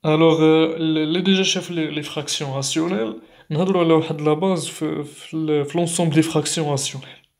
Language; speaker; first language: French; non-native, local second language; Arabic